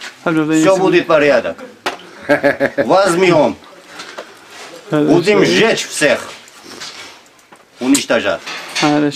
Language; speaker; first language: Russian; non-native, learner; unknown